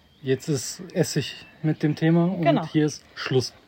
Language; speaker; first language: German; native; German